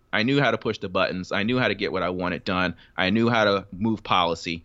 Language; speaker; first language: English; native; English